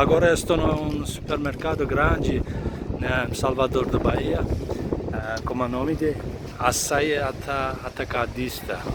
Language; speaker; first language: Portuguese; non-native, learner; Turkish